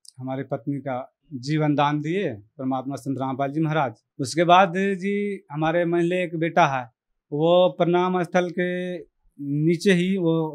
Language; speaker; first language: Hindi; native; Hindi